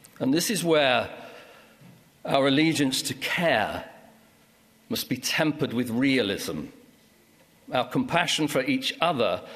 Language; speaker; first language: English; native; English